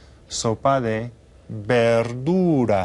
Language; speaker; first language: Spanish; non-native, fluent; English